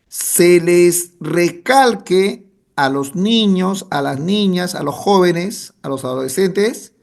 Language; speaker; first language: Spanish; native; Spanish